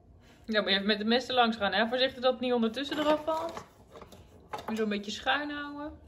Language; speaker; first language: Dutch; native; Dutch